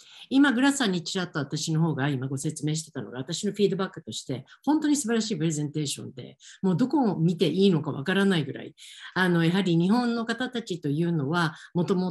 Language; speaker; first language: Japanese; native; Japanese